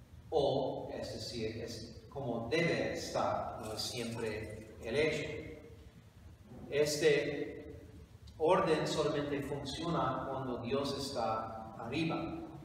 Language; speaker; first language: Spanish; non-native, fluent; English